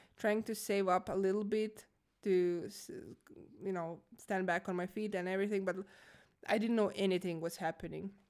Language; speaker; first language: English; non-native, fluent; Croatian